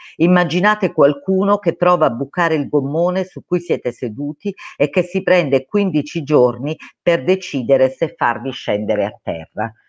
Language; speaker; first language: Italian; native; Italian